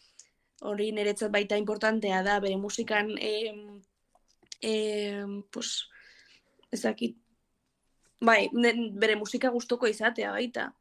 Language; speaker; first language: Basque; non-native, local second language; Spanish